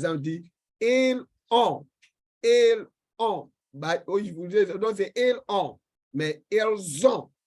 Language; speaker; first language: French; non-native, fluent; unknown